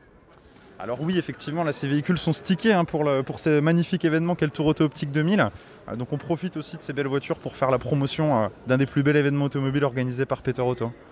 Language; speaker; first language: French; native; French